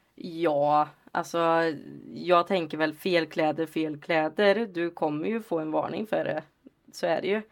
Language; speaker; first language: Swedish; native; Swedish